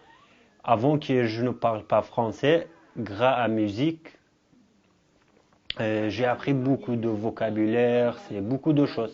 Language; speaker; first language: French; non-native, learner; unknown